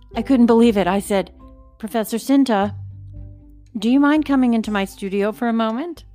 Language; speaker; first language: English; native; English